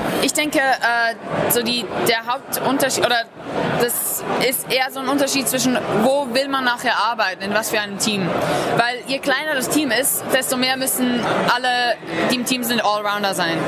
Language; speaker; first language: German; native; German